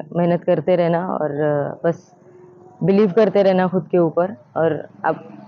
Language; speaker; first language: Hindi; non-native, local second language; Gujarati